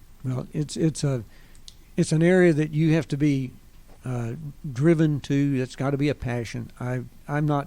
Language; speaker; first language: English; native; English